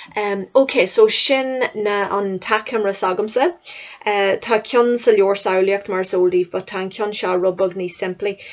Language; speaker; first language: Irish; native; Irish